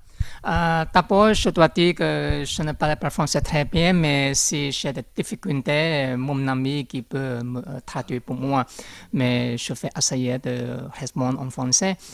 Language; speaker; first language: French; non-native, learner; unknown